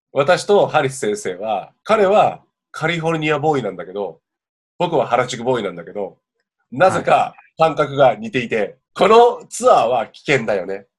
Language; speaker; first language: Japanese; native; Japanese